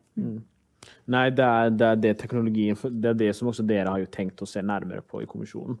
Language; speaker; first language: Norwegian; early bilingual, other home language; Somali